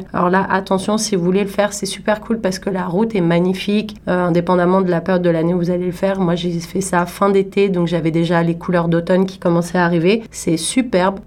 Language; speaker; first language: French; native; French